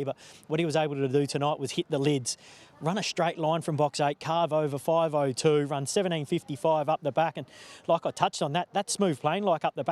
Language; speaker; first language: English; native; English